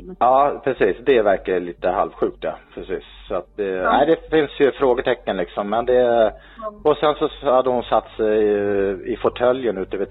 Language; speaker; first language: Swedish; native; Swedish